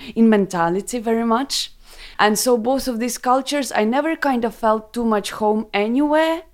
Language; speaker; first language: English; non-native, fluent; Ukrainian